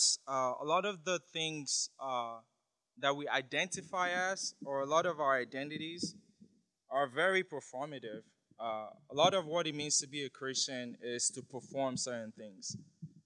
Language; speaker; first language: English; non-native, local second language; Yoruba